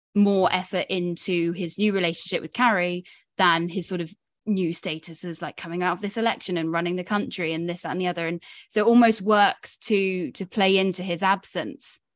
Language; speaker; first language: English; native; English